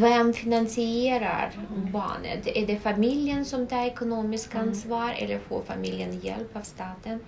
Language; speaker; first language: Swedish; non-native, fluent; Russian